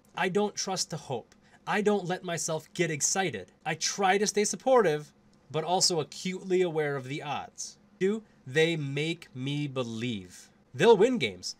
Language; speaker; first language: English; native; English